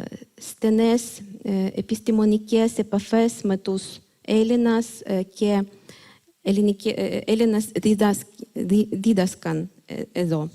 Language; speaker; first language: Greek; non-native, fluent; Ukrainian